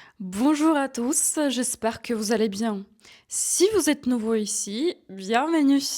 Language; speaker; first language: French; non-native, fluent; Ukrainian